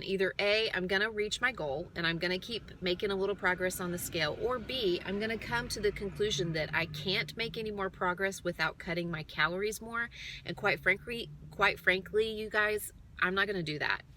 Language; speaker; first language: English; native; English